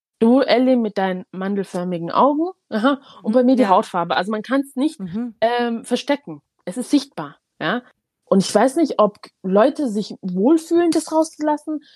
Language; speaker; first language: German; early bilingual, other home language; Tigrinya